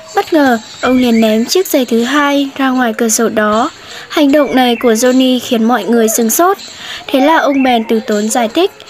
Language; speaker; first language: Vietnamese; non-native, local second language; Hmong